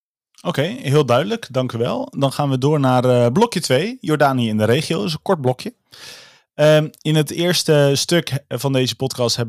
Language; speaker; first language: Dutch; native; Dutch